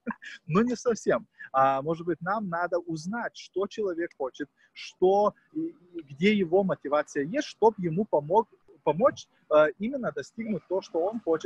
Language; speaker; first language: Russian; non-native, fluent; Lithuanian